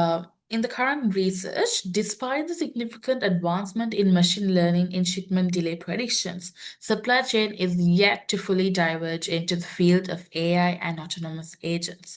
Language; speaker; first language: English; non-native, local second language; Sinhala